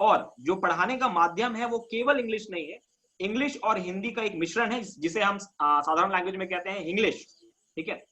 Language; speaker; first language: Hindi; native; Hindi